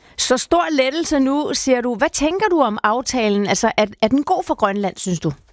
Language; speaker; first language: Danish; native; Danish